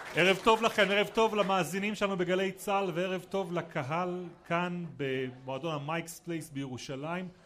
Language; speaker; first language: Hebrew; native; Hebrew